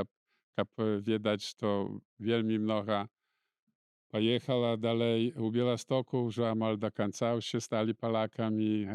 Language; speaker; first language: Polish; non-native, local second language; Belarusian